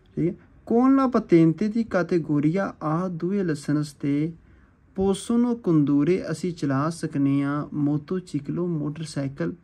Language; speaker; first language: Urdu; non-native, local second language; Punjabi